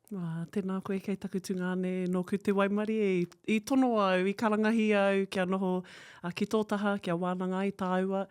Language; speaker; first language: Māori; non-native, local second language; English